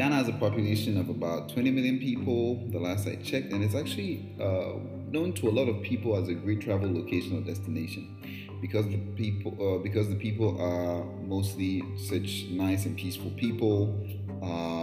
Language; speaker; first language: English; non-native, local second language; Akan